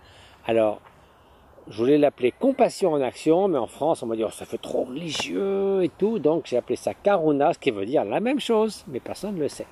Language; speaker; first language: French; native; French